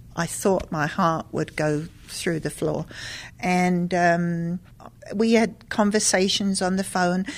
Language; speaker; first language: English; native; English